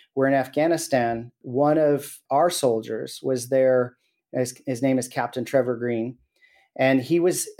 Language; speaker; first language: English; native; English